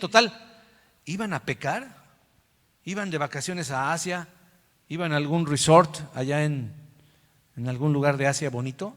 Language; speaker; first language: Spanish; native; Spanish